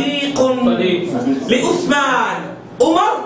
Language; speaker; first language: Arabic; non-native, fluent; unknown